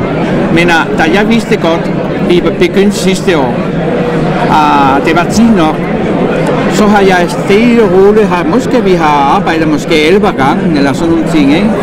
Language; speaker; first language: Danish; non-native, fluent; Spanish